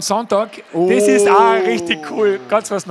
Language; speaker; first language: German; native; German